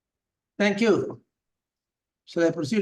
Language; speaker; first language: Hindi; non-native, local second language; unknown